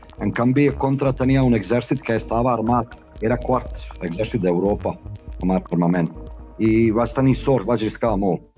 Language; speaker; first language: Catalan; non-native, fluent; Bosnian